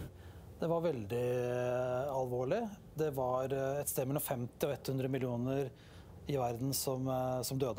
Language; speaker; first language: Norwegian; native; Norwegian